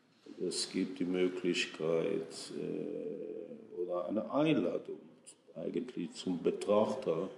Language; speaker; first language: German; non-native, fluent; Hebrew